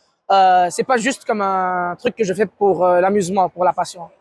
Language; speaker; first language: French; native; French